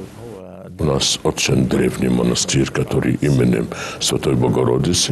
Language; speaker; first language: Russian; non-native, fluent; Arabic